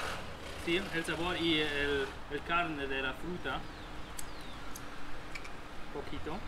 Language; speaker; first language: Spanish; non-native, learner; German